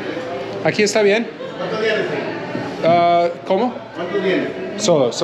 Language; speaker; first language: Spanish; non-native, learner; English